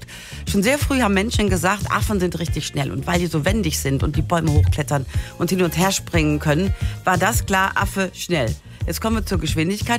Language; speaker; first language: German; native; German